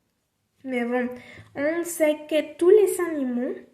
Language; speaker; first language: French; non-native, learner; Spanish